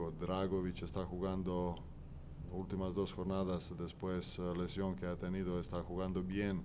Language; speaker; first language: Spanish; non-native, fluent; Croatian